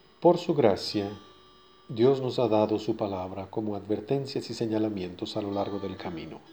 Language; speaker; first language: Spanish; native; Spanish